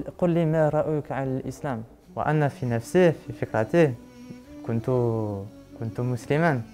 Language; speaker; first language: Arabic; non-native, learner; French